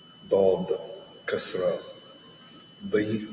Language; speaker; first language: Arabic; non-native, learner; English